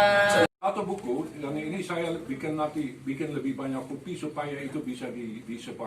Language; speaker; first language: Indonesian; non-native, fluent; Dutch